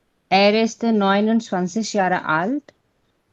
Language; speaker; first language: German; non-native, learner; Hindi